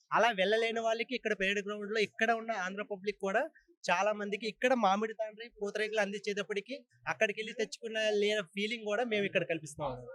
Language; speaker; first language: Telugu; native; Telugu